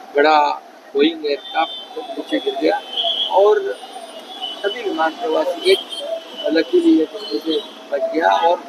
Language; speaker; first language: Hindi; non-native, local second language; Marathi